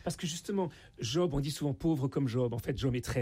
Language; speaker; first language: French; native; French